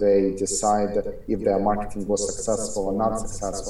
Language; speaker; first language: English; non-native, fluent; Ukrainian